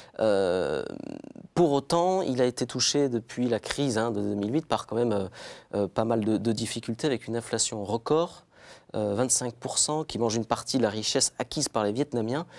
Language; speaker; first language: French; native; French